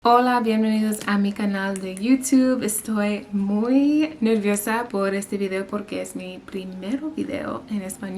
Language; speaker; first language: Spanish; early bilingual, heritage; English